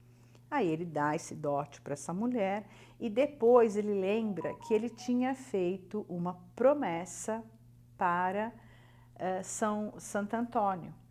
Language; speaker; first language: Portuguese; native; Portuguese